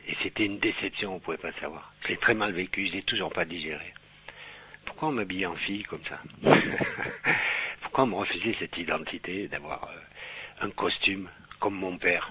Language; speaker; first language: French; native; French